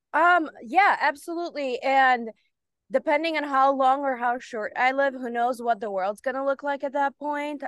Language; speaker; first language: English; early bilingual, other home language; Bulgarian